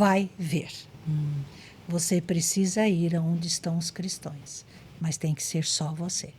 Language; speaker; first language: Portuguese; native; Portuguese